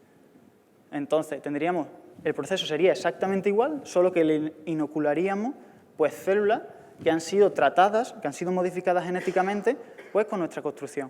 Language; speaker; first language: Spanish; native; Spanish